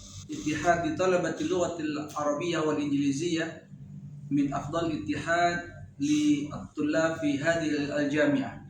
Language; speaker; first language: Arabic; non-native, learner; Indonesian